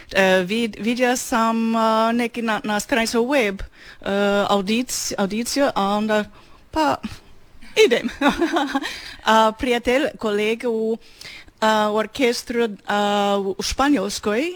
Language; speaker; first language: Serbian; non-native, learner; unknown